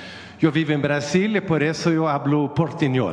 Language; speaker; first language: Spanish; non-native, fluent; Swedish